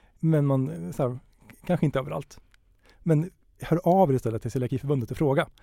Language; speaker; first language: Swedish; native; Swedish